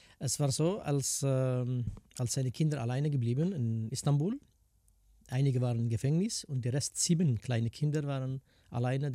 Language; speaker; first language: German; non-native, fluent; Kurdish